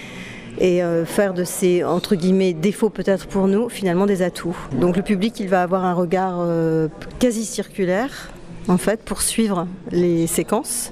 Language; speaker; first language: French; native; French